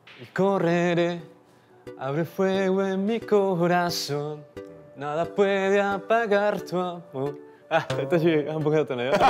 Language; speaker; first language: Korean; non-native, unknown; Spanish